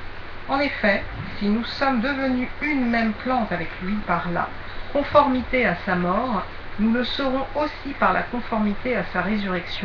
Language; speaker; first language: French; native; French